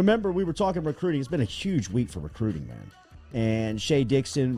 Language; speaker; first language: English; native; English